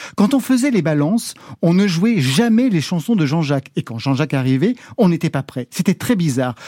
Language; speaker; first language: French; native; French